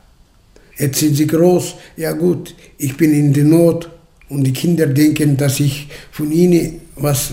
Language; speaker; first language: German; early bilingual, heritage; German